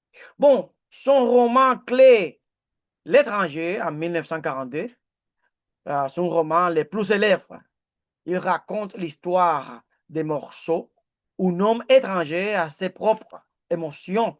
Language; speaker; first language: French; non-native, learner; Spanish